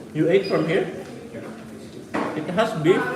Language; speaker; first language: English; non-native, local second language; Filipino